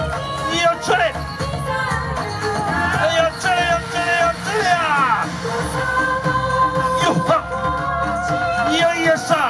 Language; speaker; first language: Japanese; native; Japanese